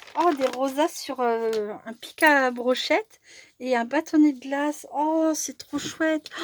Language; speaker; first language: French; native; French